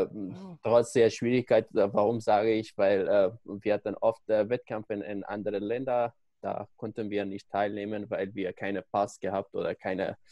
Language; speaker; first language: German; non-native, learner; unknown